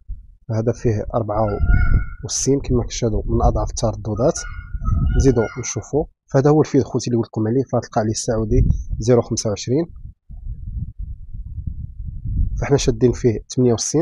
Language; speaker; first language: Arabic; native; Arabic